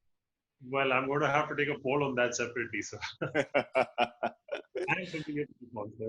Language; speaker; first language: English; non-native, local second language; Hindi